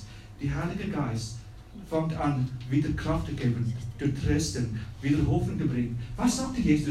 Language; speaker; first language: German; non-native, learner; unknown